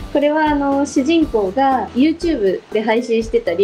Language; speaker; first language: Japanese; native; Japanese